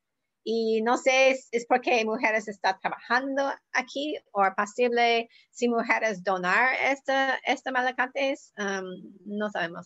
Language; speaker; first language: Spanish; non-native, learner; English